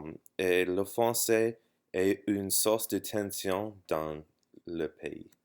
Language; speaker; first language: French; non-native, learner; English